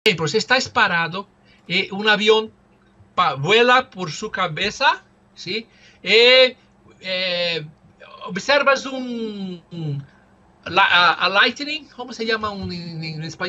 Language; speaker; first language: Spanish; non-native, fluent; Portuguese